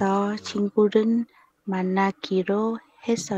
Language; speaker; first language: Korean; non-native, learner; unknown